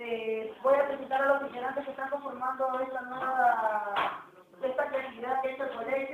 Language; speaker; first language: Spanish; native; Spanish